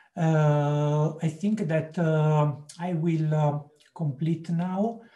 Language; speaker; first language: English; non-native, fluent; Italian